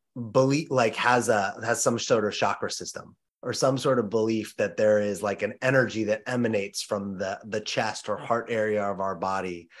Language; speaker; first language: English; native; English